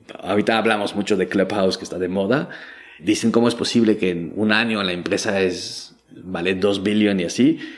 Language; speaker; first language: Spanish; non-native, fluent; French